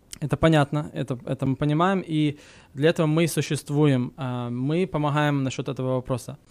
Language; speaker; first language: Russian; early bilingual, heritage; Russian